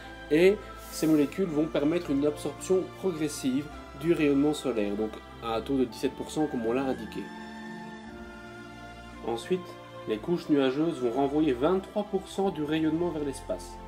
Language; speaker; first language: French; native; French